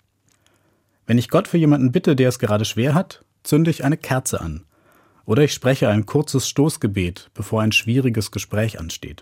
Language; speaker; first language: German; native; German